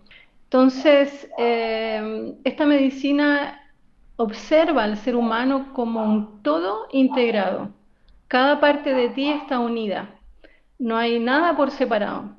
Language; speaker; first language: Spanish; native; Spanish